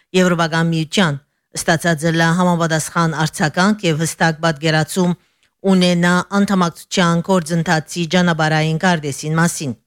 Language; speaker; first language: Armenian; early bilingual, heritage; Armenian